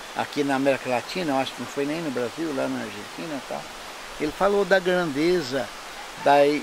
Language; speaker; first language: Portuguese; native; Portuguese